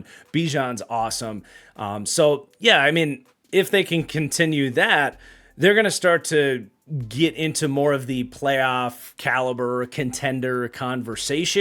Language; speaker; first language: English; native; English